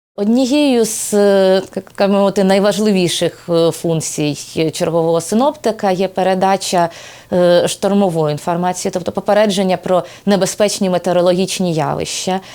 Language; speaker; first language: Ukrainian; native; Ukrainian